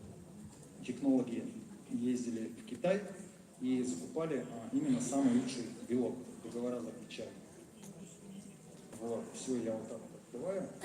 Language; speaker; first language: Russian; native; Russian